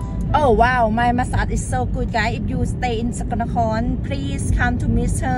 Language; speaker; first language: English; non-native, learner; Thai